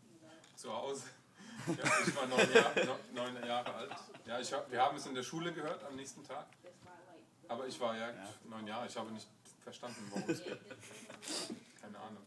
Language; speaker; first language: German; native; German